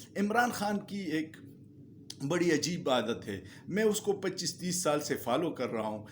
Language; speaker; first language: Urdu; non-native, local second language; Pashto